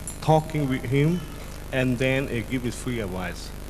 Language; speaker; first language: English; non-native, learner; Cantonese